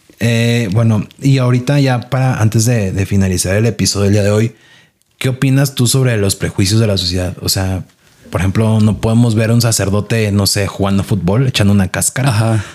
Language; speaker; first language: Spanish; native; Spanish